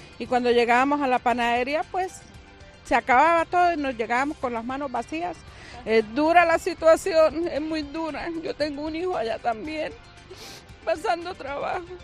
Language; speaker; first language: Spanish; native; Spanish